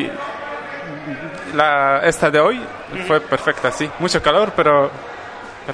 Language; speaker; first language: Spanish; non-native, learner; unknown